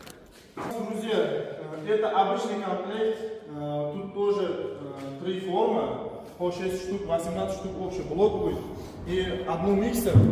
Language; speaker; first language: Russian; non-native, learner; Uzbek